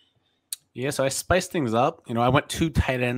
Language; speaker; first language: English; native; English